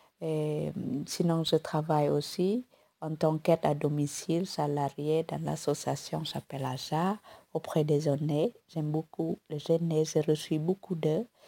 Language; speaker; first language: French; non-native, fluent; Vietnamese